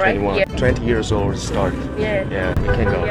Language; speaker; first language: English; non-native, learner; Korean